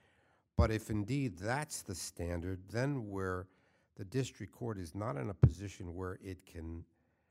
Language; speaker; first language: English; native; English